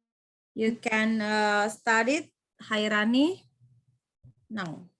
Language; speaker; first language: English; non-native, fluent; Indonesian